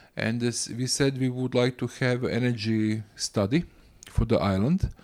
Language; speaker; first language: English; non-native, fluent; Croatian